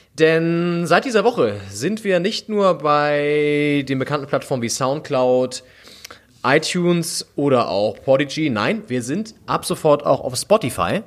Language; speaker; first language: German; native; German